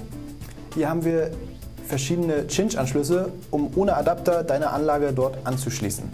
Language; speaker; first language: German; native; German